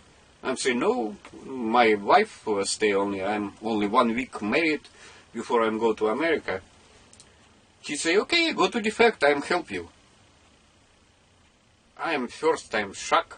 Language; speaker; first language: English; non-native, learner; Russian